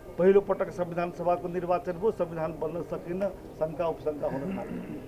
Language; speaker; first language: Nepali; non-native, local second language; Maithili